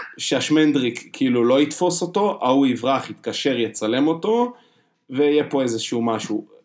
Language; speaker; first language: Hebrew; native; Hebrew